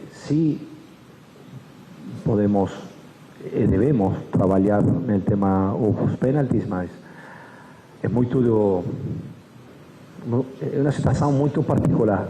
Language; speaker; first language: Portuguese; non-native, fluent; Spanish